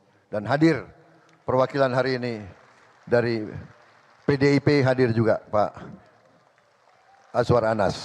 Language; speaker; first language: Indonesian; native; Indonesian